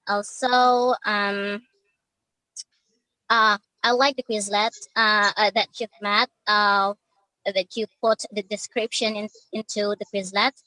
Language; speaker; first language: English; non-native, learner; Indonesian